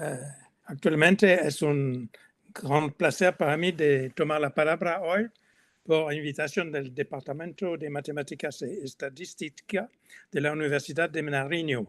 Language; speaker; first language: Spanish; non-native, learner; French